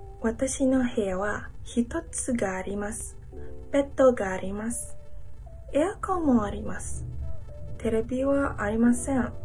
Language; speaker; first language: Japanese; non-native, learner; Malay